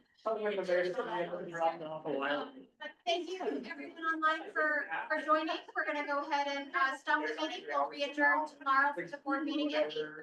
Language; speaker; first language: English; native; English